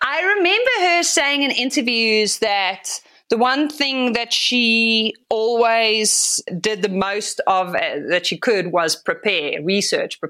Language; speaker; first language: English; non-native, local second language; Afrikaans